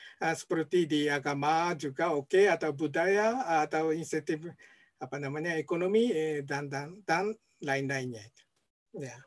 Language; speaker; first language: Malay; non-native, fluent; Japanese